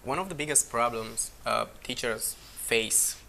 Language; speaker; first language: English; non-native, fluent; Romanian